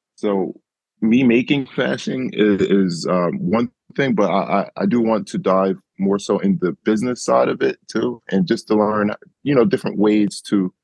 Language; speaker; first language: English; native; English